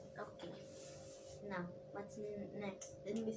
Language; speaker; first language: English; non-native, local second language; Cebuano